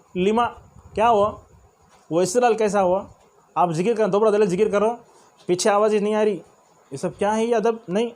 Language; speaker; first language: Urdu; native; Urdu